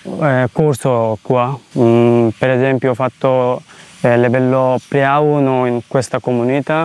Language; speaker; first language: Italian; non-native, learner; Bangla